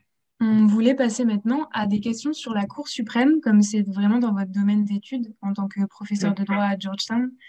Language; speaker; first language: French; native; French